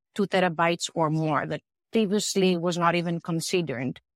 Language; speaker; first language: English; non-native, fluent; Greek